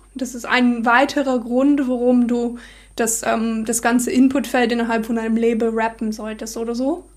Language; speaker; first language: German; non-native, fluent; English